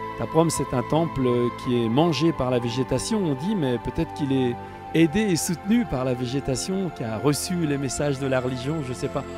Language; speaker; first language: French; native; French